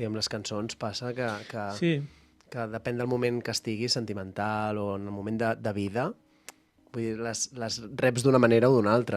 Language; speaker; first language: Catalan; native; Catalan